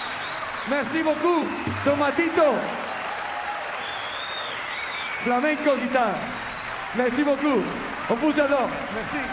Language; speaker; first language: French; non-native, learner; Spanish